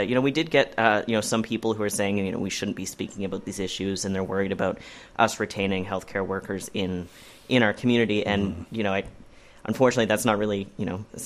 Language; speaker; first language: English; native; English